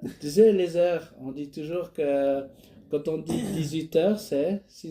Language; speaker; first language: French; native; French